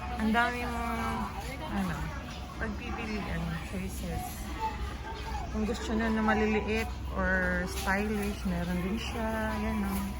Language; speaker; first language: Filipino; native; Filipino